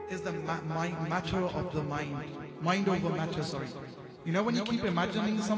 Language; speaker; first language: Punjabi; early bilingual, other home language; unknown